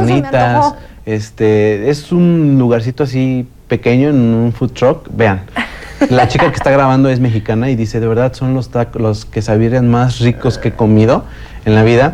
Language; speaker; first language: Spanish; native; Spanish